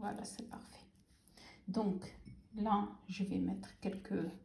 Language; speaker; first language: French; non-native, local second language; Arabic